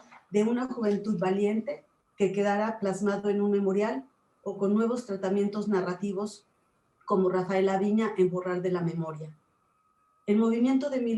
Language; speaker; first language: Spanish; native; Spanish